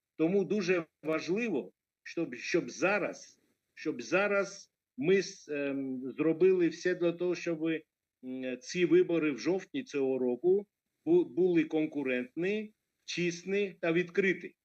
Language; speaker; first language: Ukrainian; non-native, fluent; Georgian